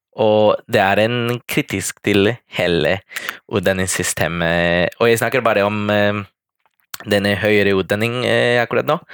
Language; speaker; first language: Norwegian; non-native, fluent; Spanish